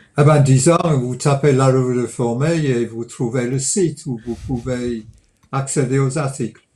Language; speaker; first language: French; non-native, fluent; English